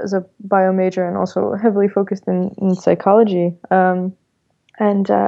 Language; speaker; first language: English; native; English